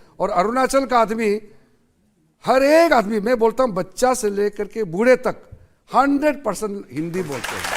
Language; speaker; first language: Hindi; non-native, local second language; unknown